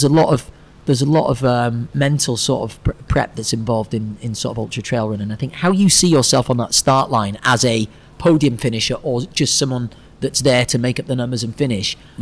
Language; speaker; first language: English; native; English